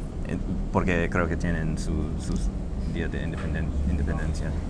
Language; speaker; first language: Spanish; non-native, fluent; English